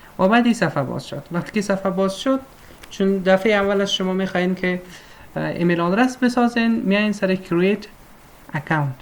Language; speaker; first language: Persian; native; Persian